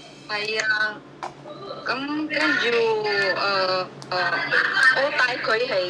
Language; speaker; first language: Cantonese; non-native, learner; Javanese